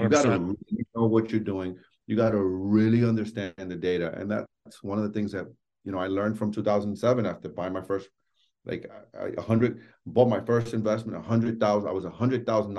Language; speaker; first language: English; native; English